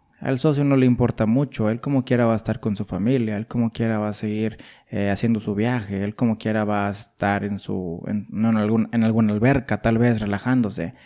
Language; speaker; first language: Spanish; native; Spanish